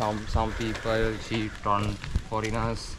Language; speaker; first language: English; non-native, learner; Sinhala